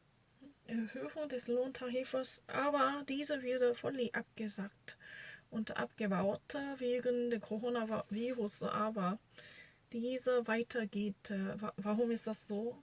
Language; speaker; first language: German; non-native, learner; Korean